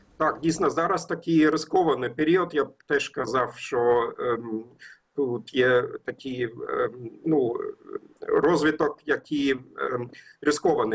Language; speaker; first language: Ukrainian; non-native, learner; German